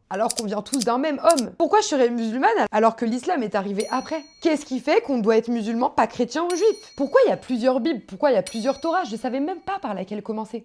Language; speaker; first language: French; native; French